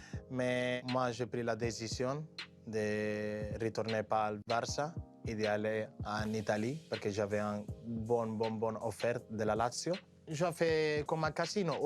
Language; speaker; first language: French; non-native, learner; Spanish